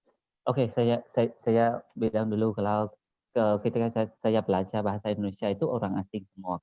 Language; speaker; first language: Indonesian; non-native, learner; Khmer